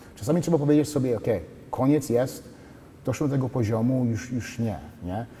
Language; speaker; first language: Polish; native; Polish